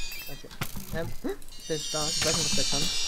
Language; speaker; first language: German; native; German